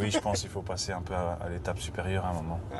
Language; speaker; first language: French; native; French